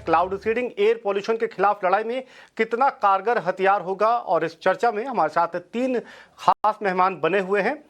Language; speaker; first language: Hindi; native; Hindi